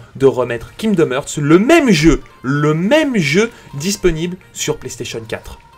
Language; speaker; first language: French; native; French